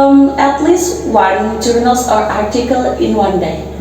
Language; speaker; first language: English; non-native, learner; Indonesian